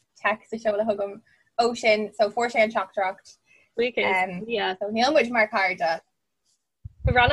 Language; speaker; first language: Irish; non-native, local second language; English